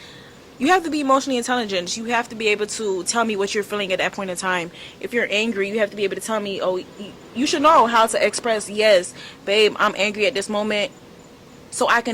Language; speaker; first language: English; native; English